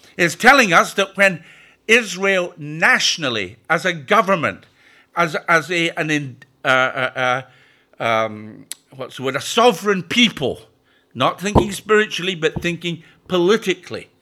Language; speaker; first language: English; native; English